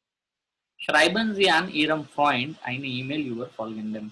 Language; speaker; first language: German; non-native, learner; Gujarati